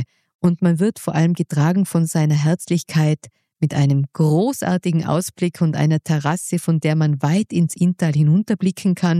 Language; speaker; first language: German; native; German